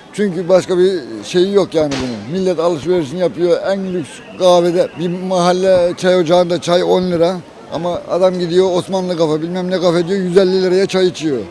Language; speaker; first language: Turkish; native; Turkish